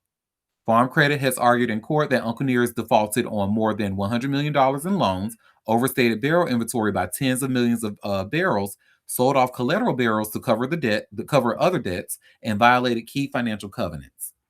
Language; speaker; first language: English; native; English